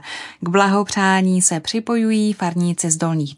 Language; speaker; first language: Czech; native; Czech